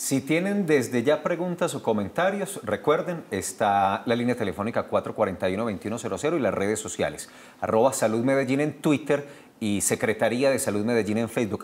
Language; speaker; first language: Spanish; native; Spanish